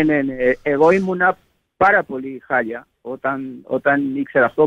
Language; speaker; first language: Greek; non-native, learner; Spanish